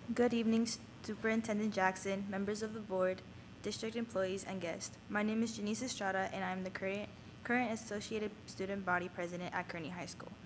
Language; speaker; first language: English; non-native, fluent; Spanish